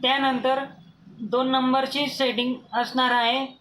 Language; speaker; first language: Marathi; non-native, local second language; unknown